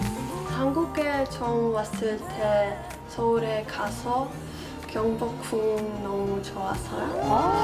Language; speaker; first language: Korean; non-native, fluent; Czech